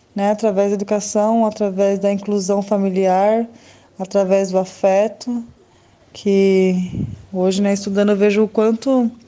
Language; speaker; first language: Portuguese; native; Portuguese